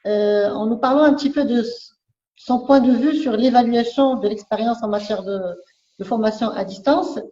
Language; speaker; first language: French; non-native, local second language; Arabic